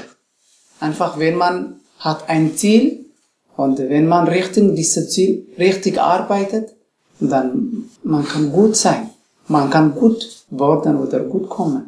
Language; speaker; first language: German; non-native, learner; Tigrinya